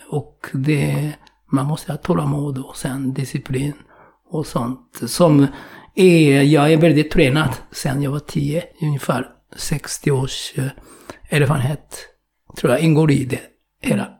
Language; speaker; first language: Swedish; non-native, fluent; Japanese